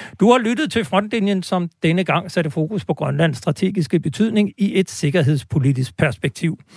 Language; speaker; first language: Danish; native; Danish